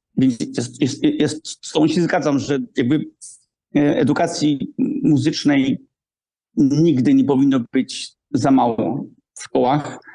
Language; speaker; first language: Polish; early bilingual, heritage; Polish